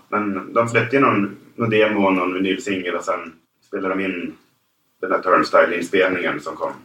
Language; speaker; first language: Swedish; native; Swedish